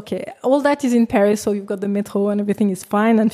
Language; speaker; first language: English; non-native, fluent; French